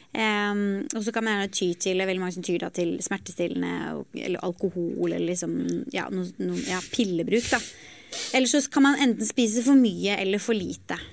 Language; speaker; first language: Norwegian; native; Norwegian